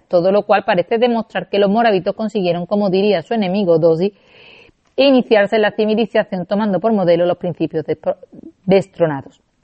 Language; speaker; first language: Spanish; native; Spanish